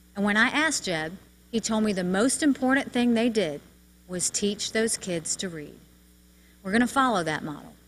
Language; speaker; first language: English; native; English